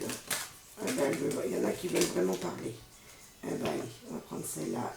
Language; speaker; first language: French; native; French